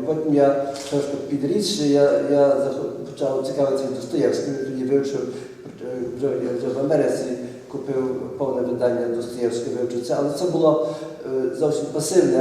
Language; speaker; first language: Ukrainian; early bilingual, heritage; Ukrainian